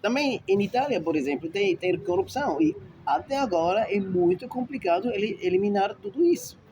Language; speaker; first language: Portuguese; non-native, fluent; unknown